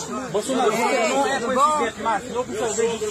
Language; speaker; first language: Portuguese; non-native, learner; Haitian Creole